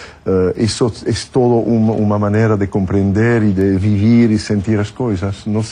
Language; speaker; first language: Portuguese; non-native, fluent; French